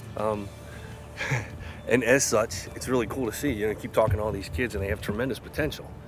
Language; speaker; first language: English; native; English